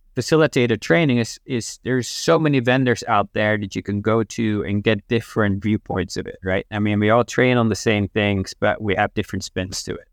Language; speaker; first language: English; non-native, fluent; Dutch